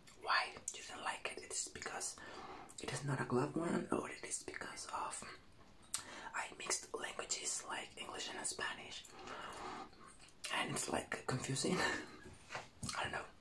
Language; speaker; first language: English; non-native, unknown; Spanish